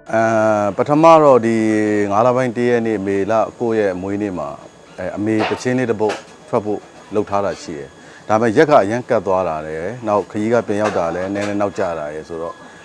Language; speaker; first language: Burmese; non-native, local second language; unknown